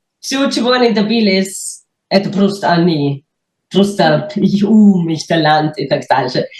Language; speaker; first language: Russian; non-native, fluent; German